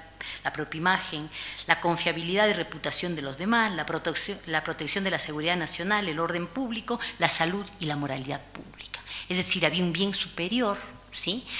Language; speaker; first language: Spanish; native; Spanish